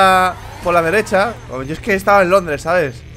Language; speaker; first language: Spanish; native; Spanish